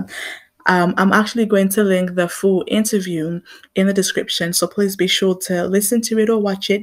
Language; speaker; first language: English; non-native, local second language; Shona